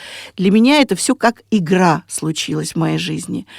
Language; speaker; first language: Russian; native; Russian